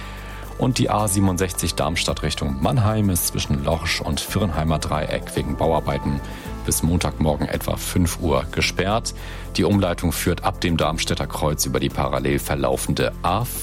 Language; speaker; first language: German; native; German